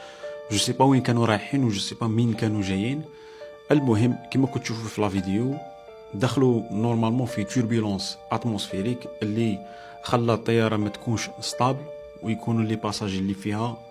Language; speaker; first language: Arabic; native; Arabic